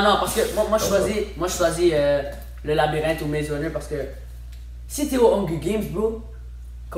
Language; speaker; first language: French; native; French